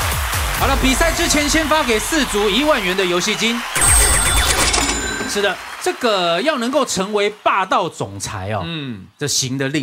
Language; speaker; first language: Chinese; native; Chinese